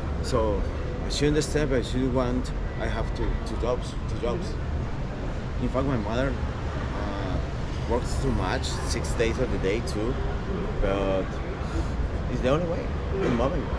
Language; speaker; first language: English; non-native, learner; Spanish